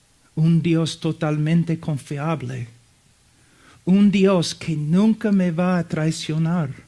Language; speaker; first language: Spanish; non-native, fluent; English